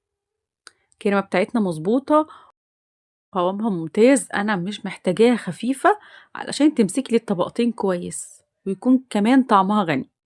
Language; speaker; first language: Arabic; native; Arabic